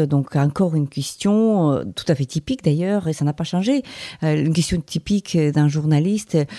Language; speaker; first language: French; non-native, fluent; Ukrainian